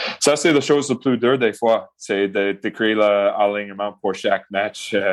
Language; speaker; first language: French; non-native, local second language; English